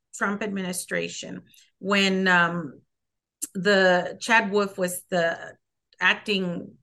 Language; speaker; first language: English; early bilingual, other home language; Spanish